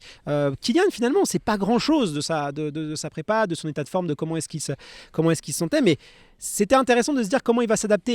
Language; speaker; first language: French; native; French